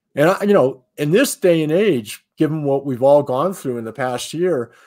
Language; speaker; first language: English; native; English